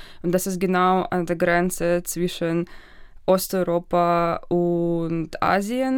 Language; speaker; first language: German; non-native, fluent; Russian